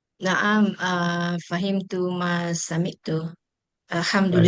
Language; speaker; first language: Arabic; non-native, learner; Malay